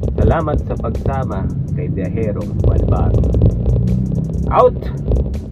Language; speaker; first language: Filipino; native; Filipino